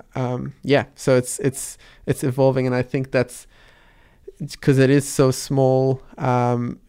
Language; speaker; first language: English; early bilingual, other home language; Arabic